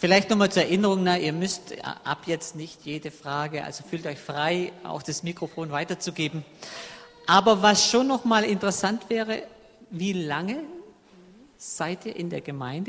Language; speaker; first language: German; native; German